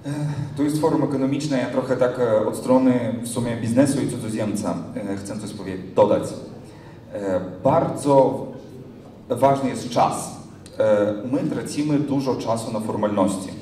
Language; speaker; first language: Polish; non-native, fluent; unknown